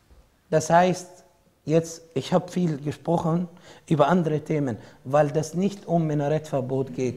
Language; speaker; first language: German; non-native, fluent; Arabic